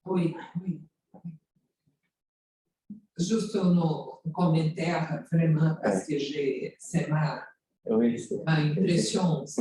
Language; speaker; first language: French; non-native, fluent; Portuguese